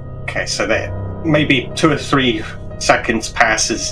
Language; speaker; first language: English; native; English